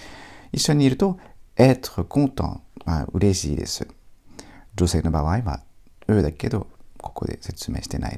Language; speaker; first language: Japanese; non-native, fluent; French